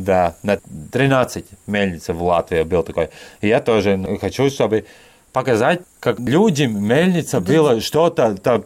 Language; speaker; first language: Russian; non-native, learner; Latvian